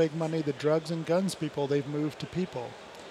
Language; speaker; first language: English; native; English